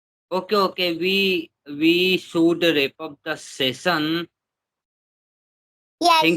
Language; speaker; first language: English; non-native, learner; Hindi